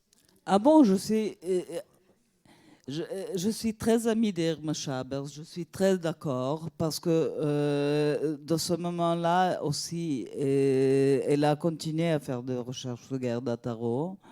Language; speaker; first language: French; non-native, fluent; Italian